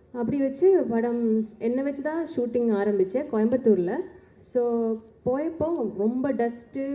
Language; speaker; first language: Tamil; non-native, learner; Malayalam